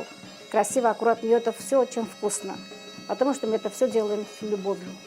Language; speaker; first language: Russian; non-native, fluent; Armenian